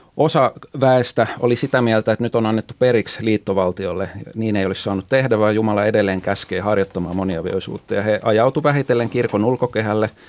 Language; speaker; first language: Finnish; native; Finnish